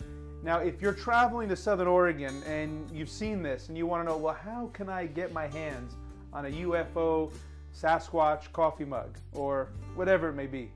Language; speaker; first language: English; native; English